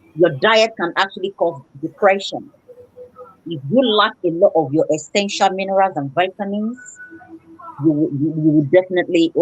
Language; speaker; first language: English; non-native, local second language; Yoruba